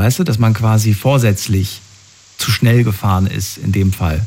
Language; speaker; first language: German; native; German